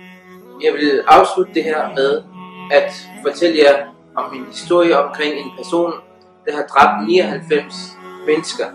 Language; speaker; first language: Danish; early bilingual, other home language; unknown